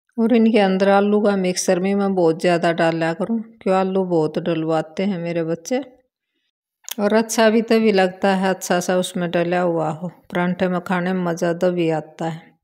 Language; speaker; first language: Hindi; native; Hindi